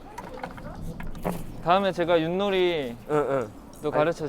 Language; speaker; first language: Korean; native; Korean